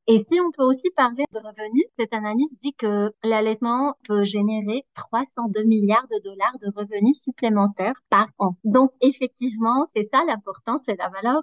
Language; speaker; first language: French; non-native, fluent; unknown